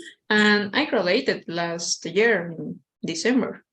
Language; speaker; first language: English; non-native, learner; Spanish